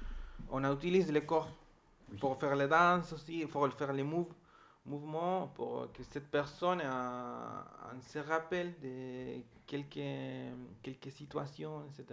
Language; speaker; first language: French; non-native, learner; Spanish